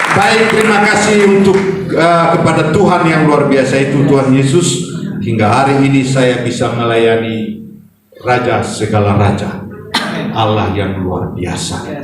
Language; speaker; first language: Indonesian; non-native, local second language; Batak Toba